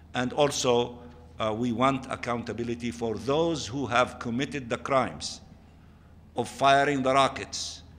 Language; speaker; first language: English; non-native, fluent; Arabic